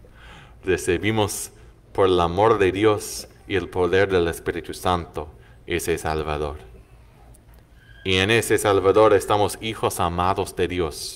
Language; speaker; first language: Spanish; non-native, fluent; English